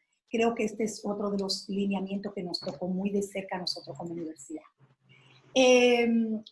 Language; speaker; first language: Spanish; native; Spanish